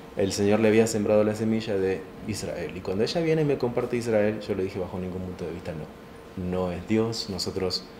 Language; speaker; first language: Spanish; native; Spanish